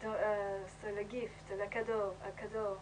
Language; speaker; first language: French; non-native, learner; English